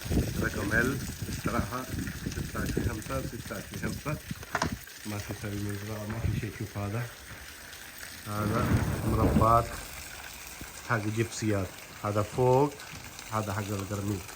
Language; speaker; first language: Arabic; non-native, learner; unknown